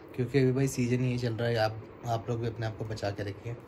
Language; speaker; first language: Hindi; native; Hindi